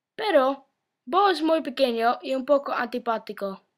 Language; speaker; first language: Spanish; non-native, learner; English